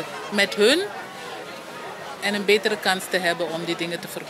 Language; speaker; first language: Dutch; non-native, local second language; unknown